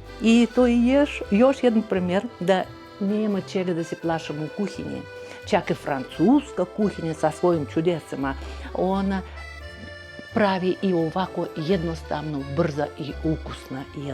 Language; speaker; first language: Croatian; non-native, fluent; Russian